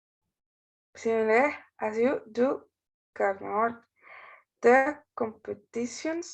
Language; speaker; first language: French; non-native, learner; Spanish